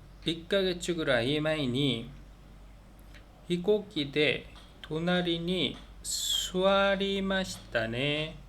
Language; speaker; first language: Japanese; non-native, learner; Korean